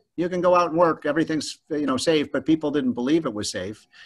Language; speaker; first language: English; native; English